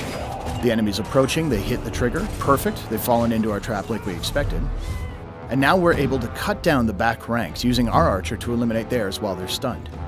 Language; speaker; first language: English; native; English